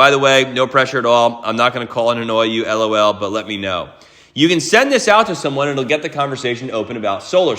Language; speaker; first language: English; native; English